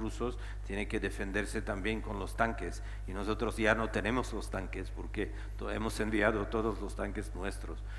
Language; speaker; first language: Spanish; non-native, fluent; Czech